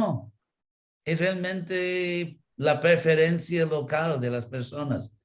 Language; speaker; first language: Spanish; non-native, fluent; English